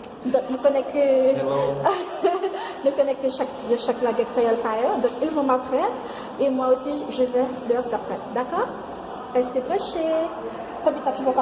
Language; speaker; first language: French; non-native, local second language; Haitian Creole